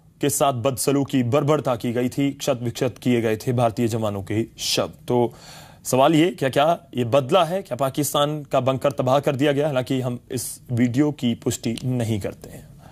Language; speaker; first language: Hindi; native; Hindi